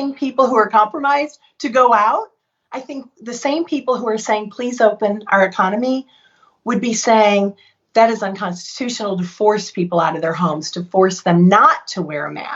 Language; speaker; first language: English; native; English